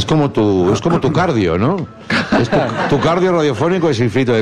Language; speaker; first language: Spanish; native; Spanish